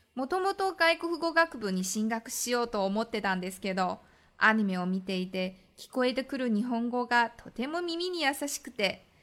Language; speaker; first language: Japanese; non-native, fluent; Chinese